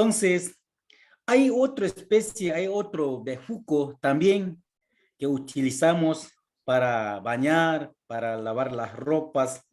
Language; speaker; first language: Spanish; non-native, local second language; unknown